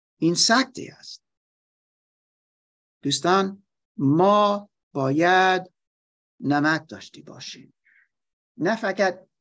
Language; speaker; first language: Persian; non-native, learner; German